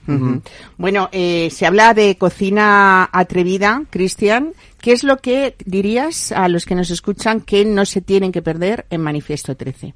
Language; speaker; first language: Spanish; native; Spanish